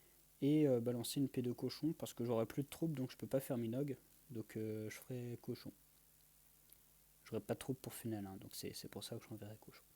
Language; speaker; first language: French; native; French